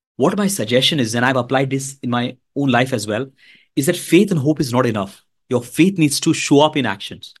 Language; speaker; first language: English; non-native, local second language; Hindi